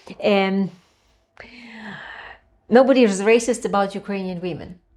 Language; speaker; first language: English; non-native, fluent; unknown